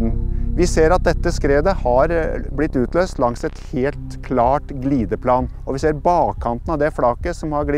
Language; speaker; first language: Norwegian; native; Norwegian